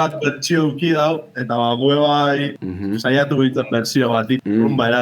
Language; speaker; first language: Basque; native; Basque